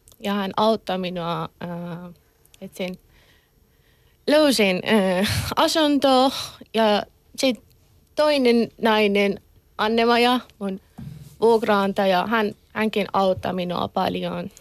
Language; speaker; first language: Finnish; non-native, learner; Persian